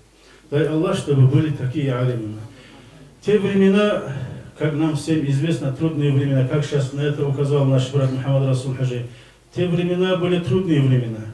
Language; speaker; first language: Russian; non-native, local second language; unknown